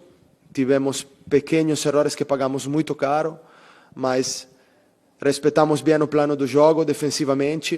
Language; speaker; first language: Portuguese; non-native, fluent; Italian